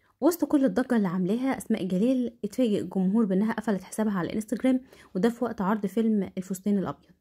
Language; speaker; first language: Arabic; native; Arabic